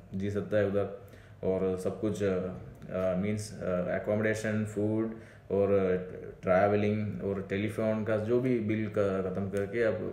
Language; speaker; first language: Hindi; non-native, local second language; Malayalam